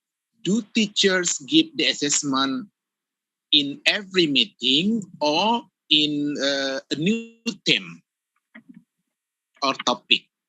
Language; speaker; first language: English; non-native, fluent; Indonesian